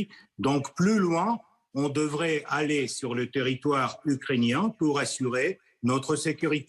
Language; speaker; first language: French; non-native, fluent; Russian